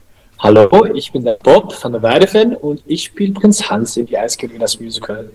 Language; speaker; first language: German; non-native, learner; Dutch